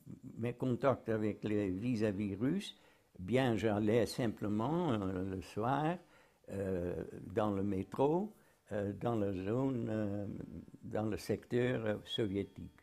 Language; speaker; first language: French; non-native, fluent; Dutch